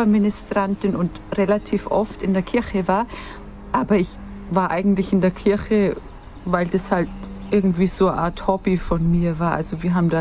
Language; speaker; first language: German; native; German